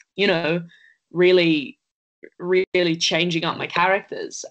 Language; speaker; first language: English; native; English